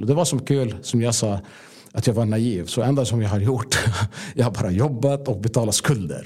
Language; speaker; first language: Swedish; non-native, fluent; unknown